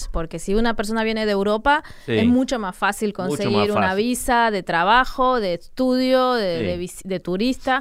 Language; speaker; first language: Spanish; native; Spanish